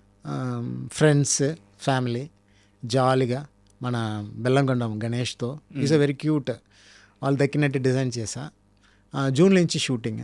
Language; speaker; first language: Telugu; non-native, fluent; Tamil